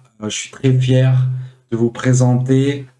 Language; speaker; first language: French; native; French